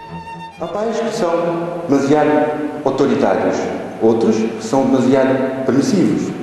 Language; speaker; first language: Portuguese; native; Portuguese